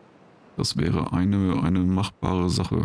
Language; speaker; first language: German; native; German